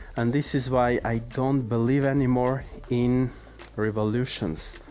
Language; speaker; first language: English; non-native, fluent; Armenian